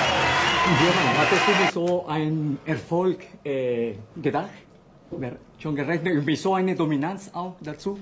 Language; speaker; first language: German; non-native, fluent; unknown